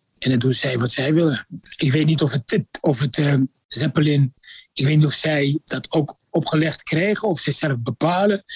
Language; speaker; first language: Dutch; non-native, fluent; Arabic